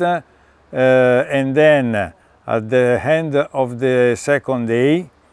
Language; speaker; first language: English; non-native, fluent; Italian